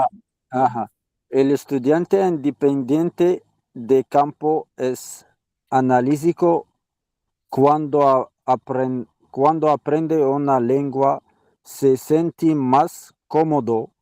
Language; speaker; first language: Spanish; non-native, learner; Arabic